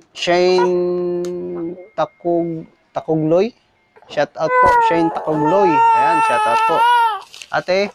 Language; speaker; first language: Filipino; non-native, local second language; Cebuano